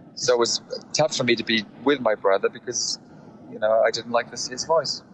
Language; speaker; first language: English; native; English